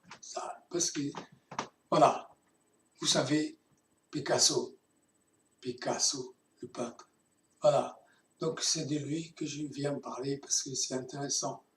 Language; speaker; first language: French; non-native, fluent; Portuguese